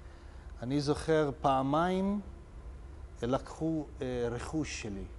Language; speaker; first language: Hebrew; non-native, local second language; Arabic